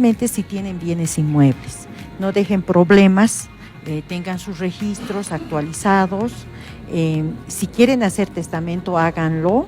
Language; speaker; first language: Spanish; native; Spanish